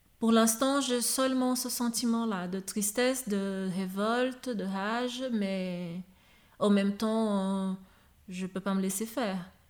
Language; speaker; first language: French; non-native, fluent; Portuguese